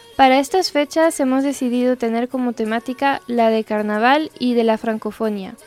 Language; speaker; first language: Spanish; non-native, fluent; French